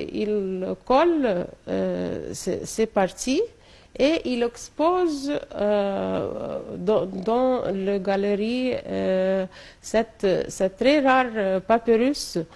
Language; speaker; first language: French; non-native, fluent; Arabic